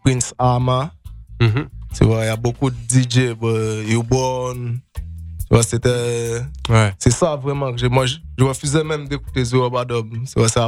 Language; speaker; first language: French; native; French